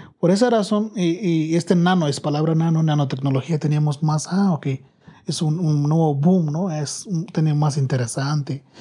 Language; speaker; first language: Spanish; non-native, learner; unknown